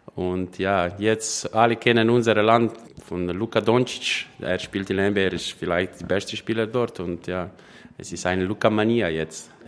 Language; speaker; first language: German; non-native, learner; Slovenian